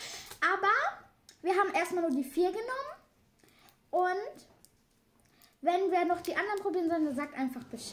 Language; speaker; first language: German; native; German